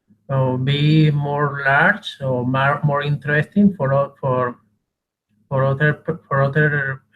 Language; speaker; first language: English; non-native, learner; Spanish